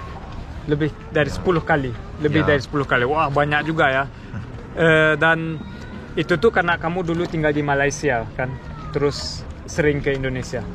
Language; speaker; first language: Indonesian; early bilingual, heritage; Indonesian